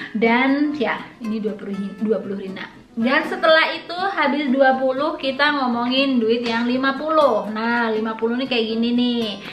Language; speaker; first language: Indonesian; native; Indonesian